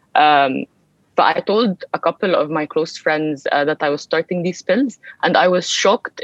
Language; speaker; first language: English; early bilingual, other home language; Arabic